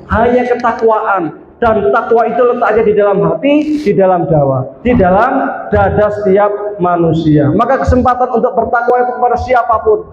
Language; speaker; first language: Indonesian; native; Indonesian